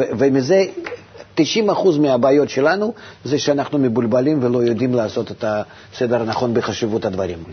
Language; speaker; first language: Hebrew; non-native, fluent; Russian